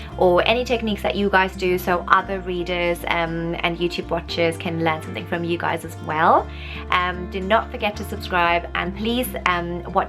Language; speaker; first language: English; native; English